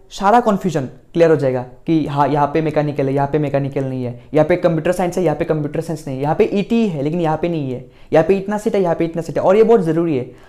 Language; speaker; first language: Hindi; non-native, local second language; Assamese